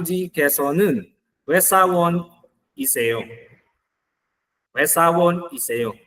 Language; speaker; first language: Korean; non-native, fluent; Filipino